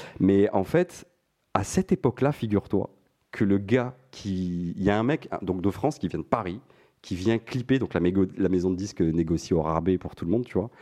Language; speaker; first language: French; non-native, local second language; Arabic